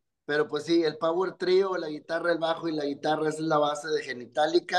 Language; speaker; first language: Spanish; native; Spanish